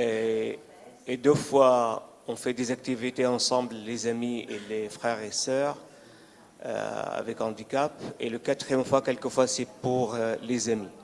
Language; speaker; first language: French; non-native, fluent; Arabic